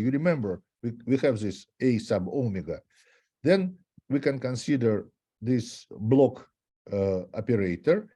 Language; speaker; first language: English; non-native, fluent; Russian